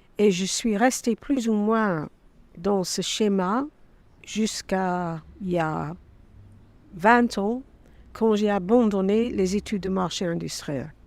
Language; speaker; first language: French; non-native, fluent; English